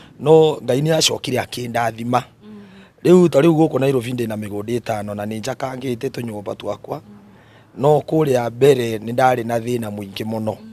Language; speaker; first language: Kikuyu; non-native, local second language; Gusii